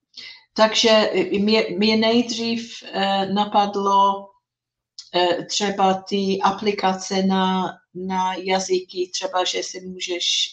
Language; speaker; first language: Czech; non-native, fluent; English